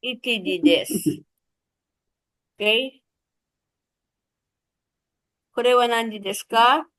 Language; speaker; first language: Japanese; non-native, fluent; Filipino